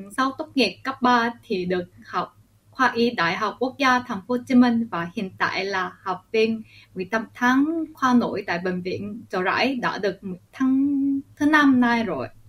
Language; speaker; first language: Vietnamese; early bilingual, other home language; Korean